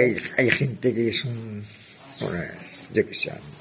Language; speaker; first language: Spanish; non-native, local second language; Catalan